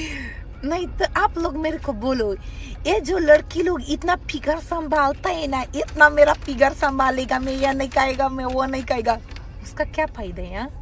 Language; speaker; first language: Hindi; non-native, local second language; Pashto